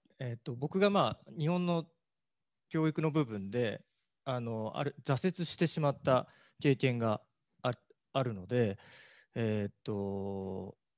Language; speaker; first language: Japanese; native; Japanese